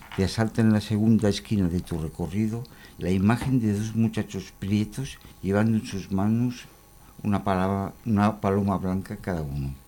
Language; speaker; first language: Spanish; non-native, local second language; Catalan